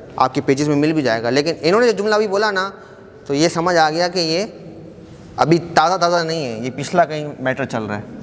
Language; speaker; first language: Urdu; native; Urdu